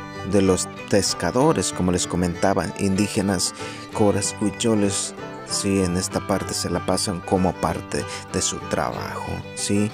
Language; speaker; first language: Spanish; native; Spanish